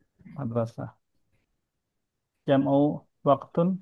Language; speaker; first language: Arabic; non-native, fluent; Indonesian